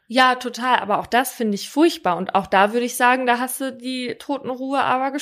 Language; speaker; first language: German; native; German